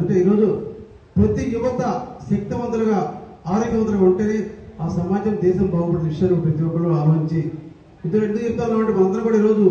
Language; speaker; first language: Telugu; native; Telugu